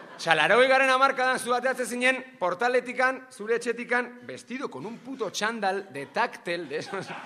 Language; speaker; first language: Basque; native; Basque